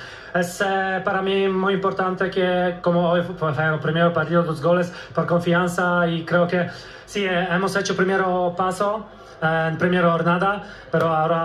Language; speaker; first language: Spanish; non-native, learner; Polish